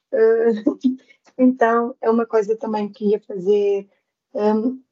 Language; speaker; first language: Portuguese; non-native, local second language; Kabuverdianu